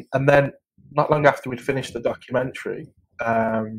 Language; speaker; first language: English; native; English